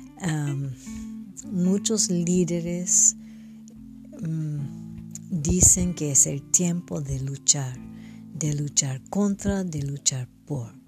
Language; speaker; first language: Spanish; non-native, fluent; French